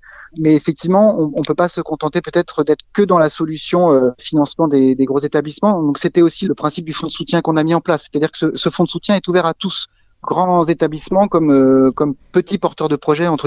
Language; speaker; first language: French; native; French